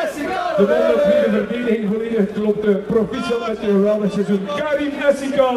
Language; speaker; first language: Dutch; native; Dutch